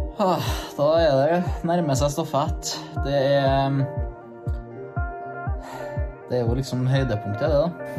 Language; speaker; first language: Norwegian; native; Norwegian